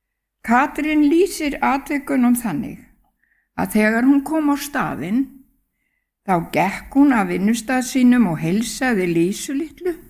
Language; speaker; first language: Icelandic; native; Icelandic